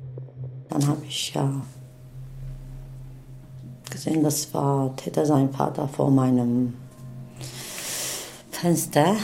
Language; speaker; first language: German; non-native, learner; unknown